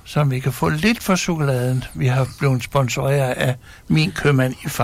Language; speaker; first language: Danish; native; Danish